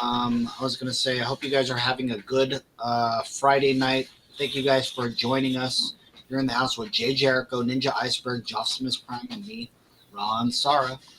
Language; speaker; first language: English; native; English